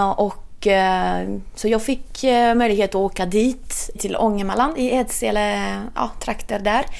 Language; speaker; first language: Swedish; non-native, fluent; Italian